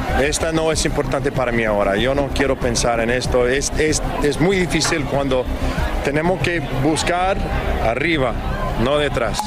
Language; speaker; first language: Spanish; non-native, learner; English